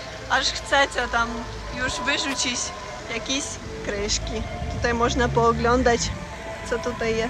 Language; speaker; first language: Polish; non-native, learner; Russian